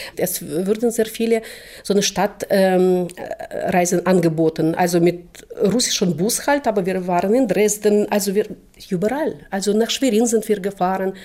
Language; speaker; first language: German; non-native, fluent; Russian